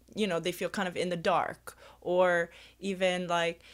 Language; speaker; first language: English; early bilingual, other home language; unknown